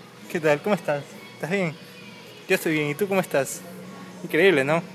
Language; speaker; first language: Spanish; native; Spanish